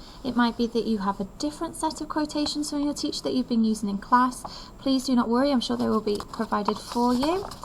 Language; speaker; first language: English; native; English